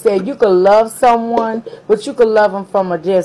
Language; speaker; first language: English; native; English